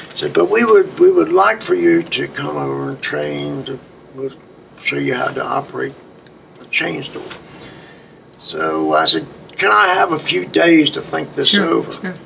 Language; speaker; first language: English; native; English